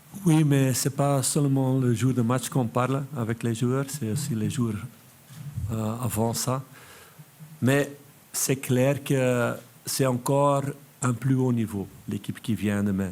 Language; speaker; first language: French; non-native, local second language; Dutch